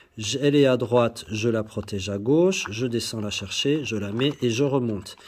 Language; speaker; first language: French; native; French